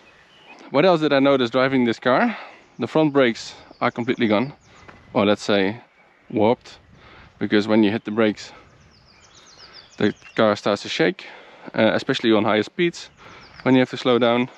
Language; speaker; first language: English; non-native, fluent; Dutch